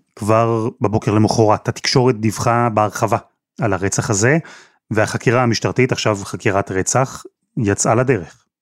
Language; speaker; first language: Hebrew; native; Hebrew